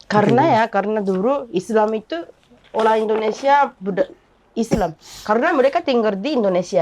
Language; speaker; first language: Indonesian; non-native, learner; Japanese